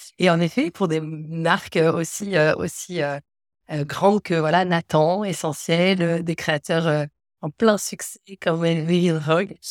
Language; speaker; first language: French; native; French